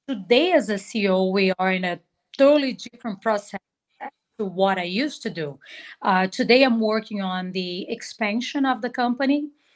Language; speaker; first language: English; non-native, fluent; Portuguese